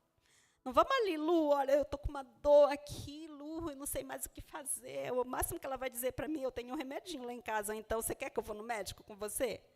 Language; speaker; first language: Portuguese; native; Portuguese